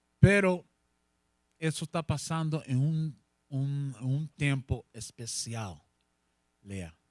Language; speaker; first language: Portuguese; non-native, learner; Spanish